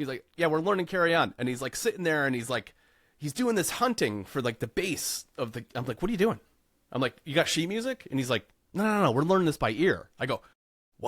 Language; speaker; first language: English; native; English